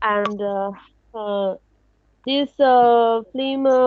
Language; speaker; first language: English; non-native, learner; Bangla